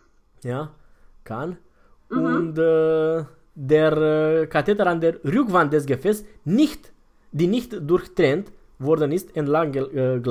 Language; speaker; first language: German; non-native, fluent; Romanian